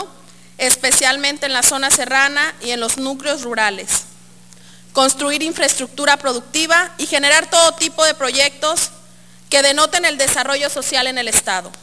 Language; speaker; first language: Spanish; native; Spanish